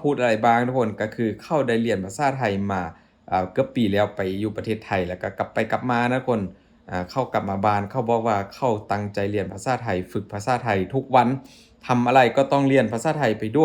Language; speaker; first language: Thai; non-native, local second language; Northeastern Thai